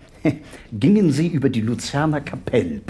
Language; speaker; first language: German; native; German